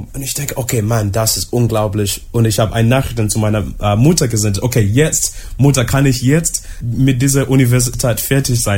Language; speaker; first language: German; non-native, learner; English